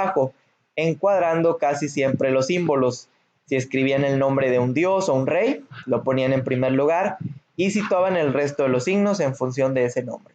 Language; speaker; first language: Spanish; native; Spanish